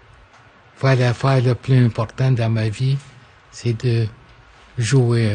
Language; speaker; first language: French; non-native, local second language; English